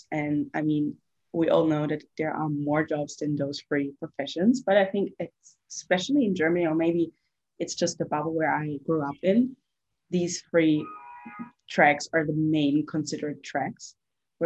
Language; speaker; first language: English; non-native, fluent; German